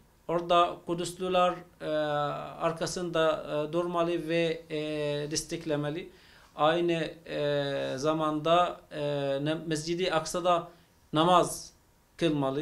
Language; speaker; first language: Turkish; non-native, fluent; Arabic